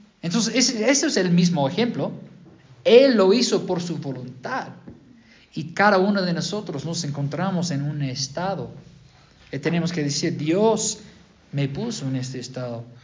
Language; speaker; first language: Spanish; non-native, fluent; English